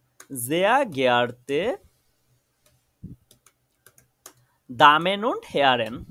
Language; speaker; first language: German; non-native, fluent; Bangla